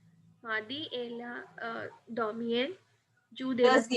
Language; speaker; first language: French; non-native, learner; Hindi